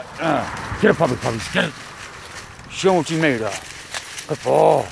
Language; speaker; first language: English; native; English